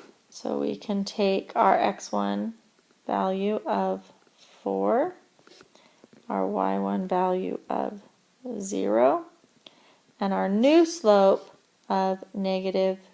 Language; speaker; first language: English; native; English